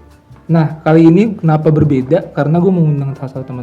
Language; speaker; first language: Indonesian; native; Indonesian